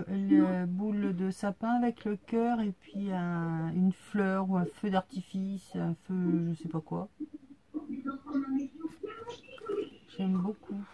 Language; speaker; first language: French; native; French